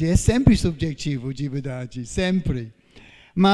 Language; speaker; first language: Portuguese; non-native, fluent; English